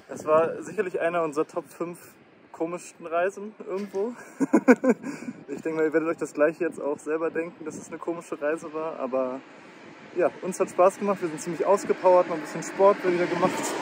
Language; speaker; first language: German; native; German